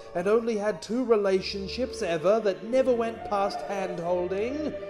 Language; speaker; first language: English; native; English